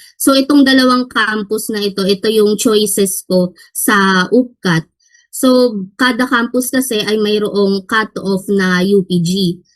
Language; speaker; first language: Filipino; native; Filipino